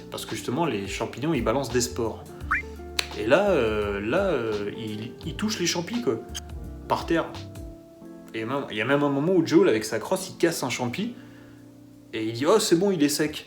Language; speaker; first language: French; native; French